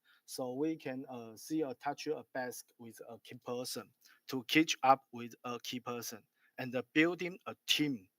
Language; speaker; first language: English; non-native, learner; Chinese